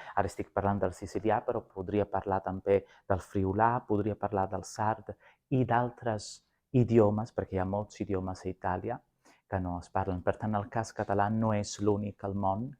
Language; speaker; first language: Catalan; non-native, fluent; Sicilian